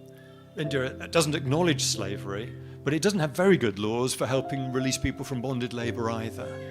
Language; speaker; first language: English; native; English